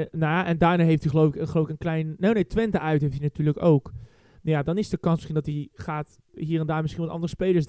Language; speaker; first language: Dutch; native; Dutch